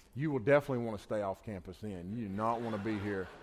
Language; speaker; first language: English; native; English